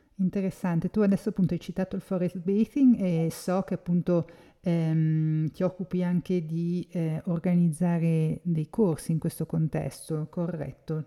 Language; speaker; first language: Italian; native; Italian